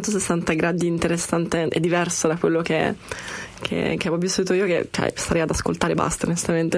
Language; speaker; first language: Italian; native; Italian